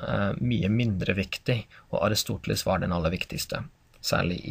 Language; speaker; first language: Norwegian; non-native, fluent; English